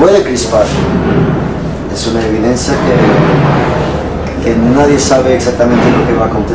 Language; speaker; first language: Spanish; early bilingual, heritage; Spanish